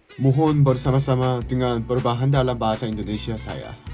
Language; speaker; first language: Indonesian; non-native, learner; Korean